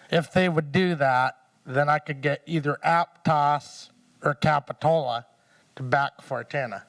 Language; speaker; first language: English; native; English